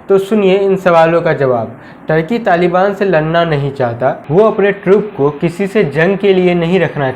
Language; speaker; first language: Hindi; native; Hindi